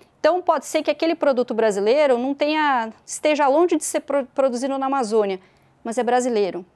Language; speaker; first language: Portuguese; native; Portuguese